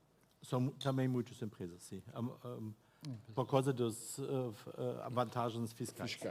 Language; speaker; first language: Portuguese; non-native, fluent; German